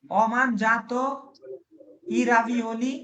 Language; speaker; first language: Italian; non-native, fluent; Bangla